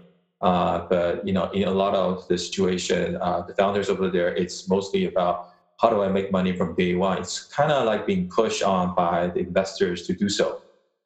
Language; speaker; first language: English; non-native, local second language; Chinese